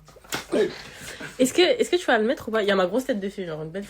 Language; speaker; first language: French; native; French